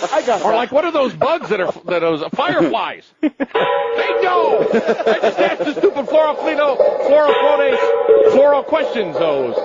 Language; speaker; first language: English; native; English